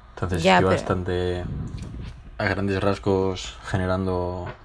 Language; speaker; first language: Spanish; native; Spanish